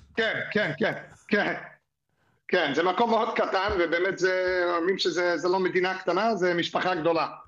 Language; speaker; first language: Hebrew; non-native, fluent; English